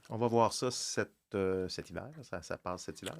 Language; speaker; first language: French; native; French